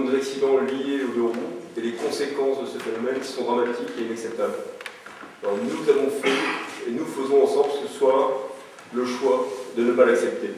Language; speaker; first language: French; native; French